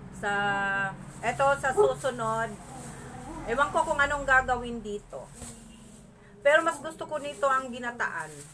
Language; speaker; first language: Filipino; non-native, local second language; Masbatenyo